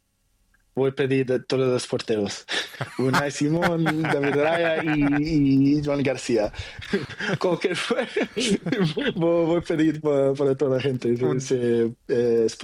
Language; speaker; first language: Spanish; non-native, learner; Portuguese